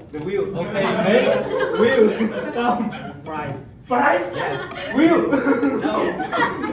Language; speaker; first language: English; non-native, learner; Vietnamese